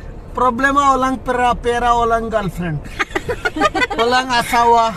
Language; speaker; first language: Filipino; non-native, learner; Bangla